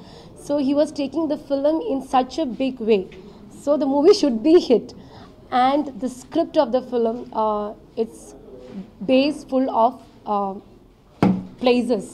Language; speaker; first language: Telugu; non-native, learner; Malayalam